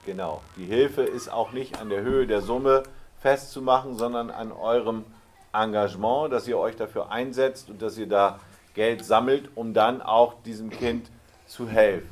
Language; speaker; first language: German; native; German